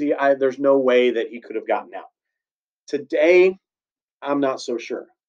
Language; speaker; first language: English; native; English